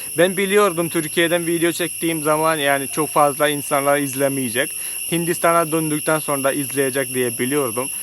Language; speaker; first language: Turkish; non-native, fluent; Malayalam